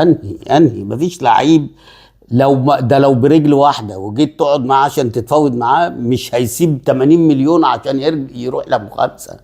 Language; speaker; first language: Arabic; native; Arabic